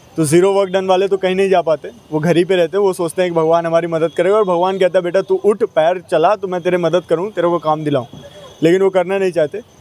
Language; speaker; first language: Hindi; native; Hindi